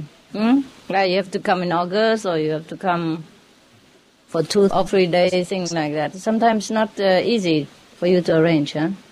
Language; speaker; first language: English; non-native, fluent; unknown